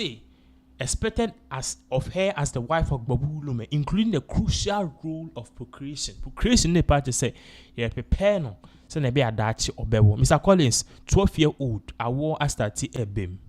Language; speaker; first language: English; non-native, local second language; Akan